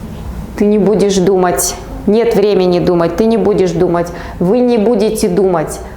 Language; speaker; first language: Russian; non-native, local second language; Kazakh